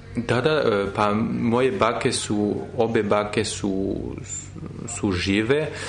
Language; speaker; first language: Serbian; non-native, fluent; French